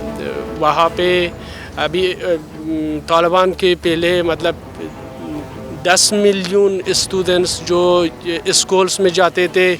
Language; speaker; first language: Hindi; non-native, fluent; Persian